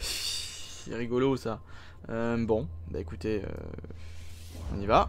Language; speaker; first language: French; native; French